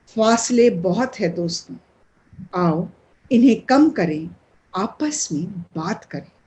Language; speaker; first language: Hindi; non-native, local second language; Bangla